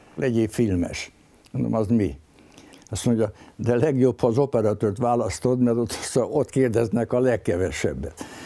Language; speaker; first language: Hungarian; non-native, local second language; Croatian